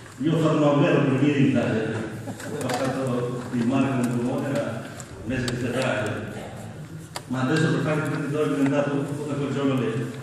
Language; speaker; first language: Italian; non-native, fluent; Albanian